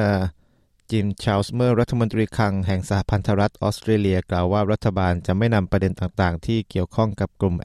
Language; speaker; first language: Thai; native; Thai